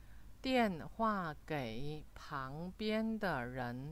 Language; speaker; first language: Chinese; non-native, fluent; Korean